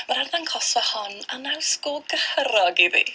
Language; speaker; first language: Welsh; native; Welsh